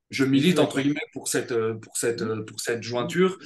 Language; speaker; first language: French; native; French